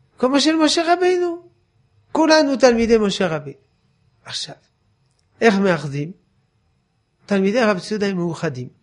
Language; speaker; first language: Hebrew; non-native, fluent; French